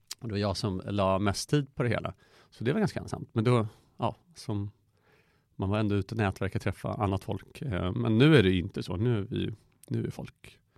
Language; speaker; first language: Swedish; early bilingual, other home language; Persian